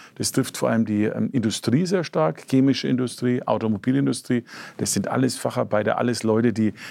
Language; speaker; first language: German; native; German